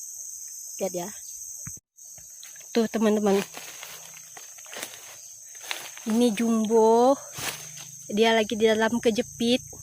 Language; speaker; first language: Indonesian; native; Indonesian